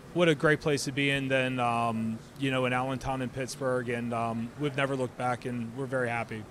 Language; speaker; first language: English; native; English